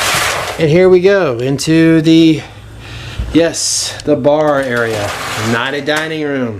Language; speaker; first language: English; native; English